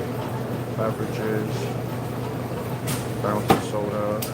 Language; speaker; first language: English; native; English